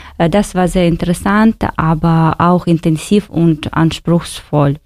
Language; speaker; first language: German; non-native, learner; Ukrainian